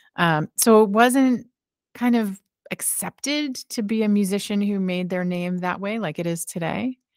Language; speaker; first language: English; native; English